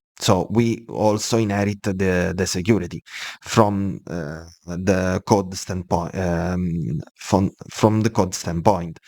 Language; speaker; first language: English; non-native, fluent; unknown